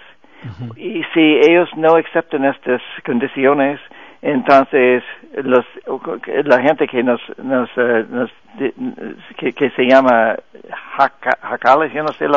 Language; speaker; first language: Spanish; non-native, fluent; English